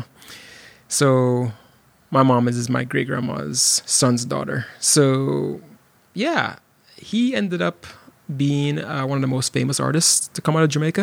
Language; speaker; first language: English; non-native, local second language; Jamaican Creole English